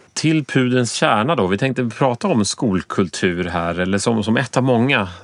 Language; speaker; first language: Swedish; native; Swedish